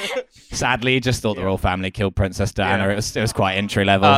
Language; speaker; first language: English; native; English